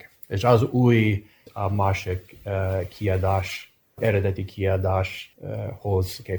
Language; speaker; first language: Hungarian; early bilingual, heritage; English